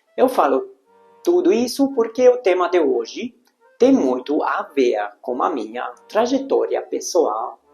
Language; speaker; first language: Portuguese; non-native, fluent; Hungarian